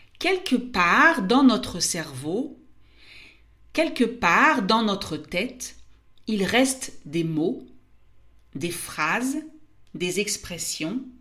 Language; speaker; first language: French; native; French